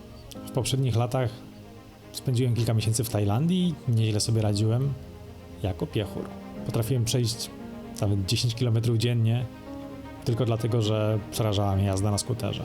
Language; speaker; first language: Polish; native; Polish